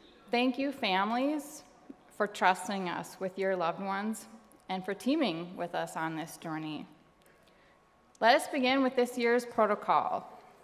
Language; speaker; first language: English; native; English